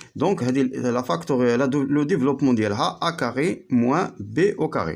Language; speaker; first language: French; non-native, local second language; Arabic